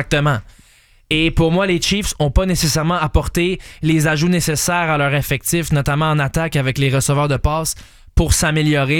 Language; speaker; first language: French; native; French